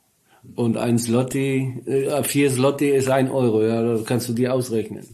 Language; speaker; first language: German; non-native, learner; Polish